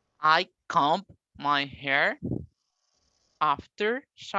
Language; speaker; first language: English; non-native, learner; Portuguese